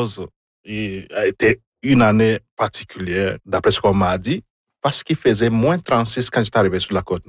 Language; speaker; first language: French; non-native, fluent; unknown